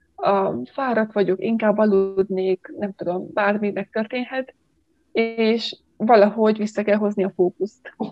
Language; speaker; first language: Hungarian; native; Hungarian